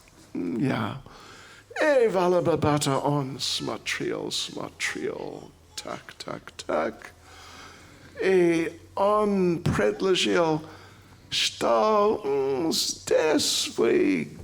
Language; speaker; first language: Russian; non-native, learner; English